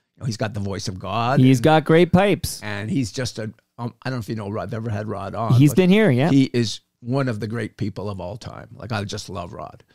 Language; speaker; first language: English; native; English